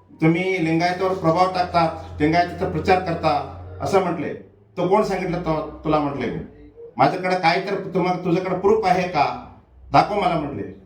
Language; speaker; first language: Marathi; non-native, local second language; Kannada